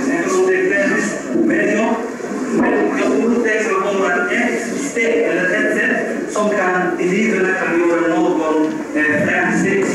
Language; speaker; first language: Swedish; non-native, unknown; Somali